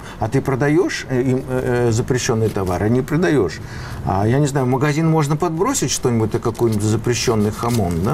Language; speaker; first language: Russian; native; Russian